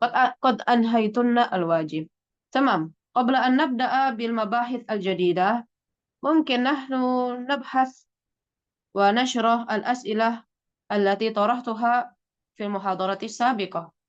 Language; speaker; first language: Arabic; non-native, fluent; Indonesian